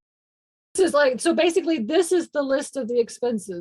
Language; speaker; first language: English; native; English